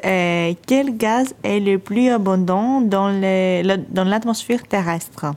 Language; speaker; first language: French; non-native, learner; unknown